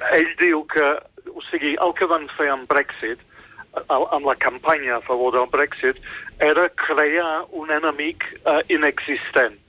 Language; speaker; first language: Catalan; non-native, fluent; English